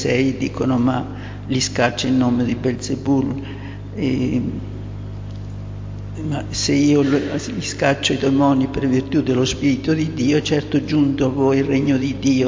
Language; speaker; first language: Italian; native; Italian